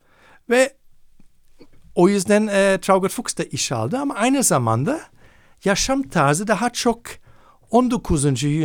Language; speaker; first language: Turkish; non-native, fluent; German